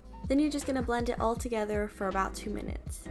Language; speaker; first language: English; native; English